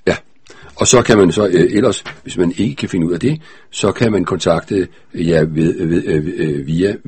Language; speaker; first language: Danish; native; Danish